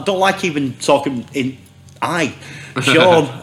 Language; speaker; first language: English; native; English